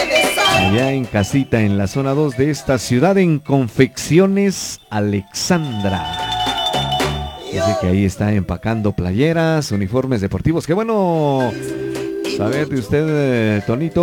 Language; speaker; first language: Spanish; native; Spanish